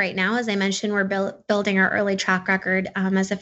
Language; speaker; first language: English; non-native, local second language; Urdu